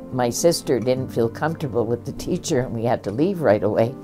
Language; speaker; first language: English; native; English